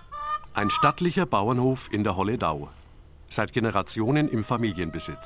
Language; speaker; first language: German; native; German